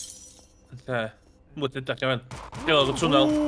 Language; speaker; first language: Welsh; native; Welsh